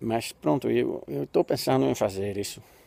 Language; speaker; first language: Portuguese; non-native, learner; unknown